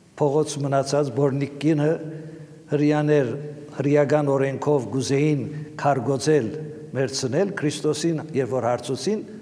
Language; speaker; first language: Armenian; native; Armenian